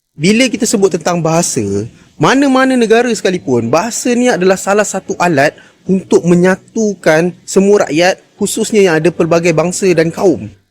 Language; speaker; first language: Malay; native; Malay